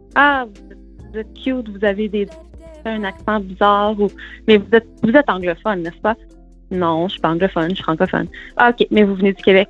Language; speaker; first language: French; native; French